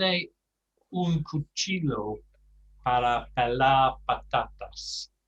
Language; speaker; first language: Spanish; non-native, learner; English